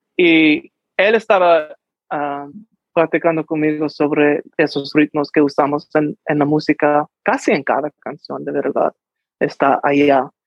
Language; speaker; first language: Spanish; early bilingual, heritage; English